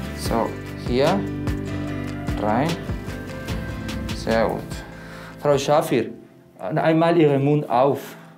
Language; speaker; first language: German; non-native, learner; Spanish